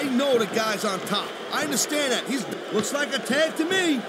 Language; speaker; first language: English; native; English